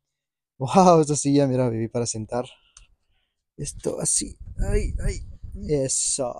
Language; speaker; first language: Spanish; non-native, fluent; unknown